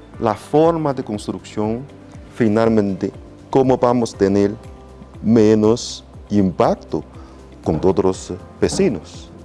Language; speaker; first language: Spanish; non-native, learner; Chinese